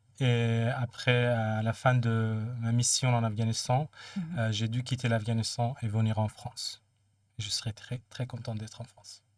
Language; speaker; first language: French; non-native, fluent; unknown